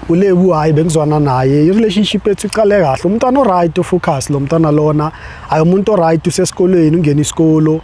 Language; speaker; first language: Zulu; non-native, local second language; Southern Sotho